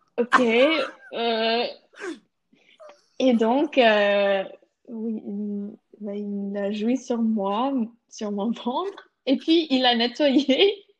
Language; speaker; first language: French; non-native, local second language; English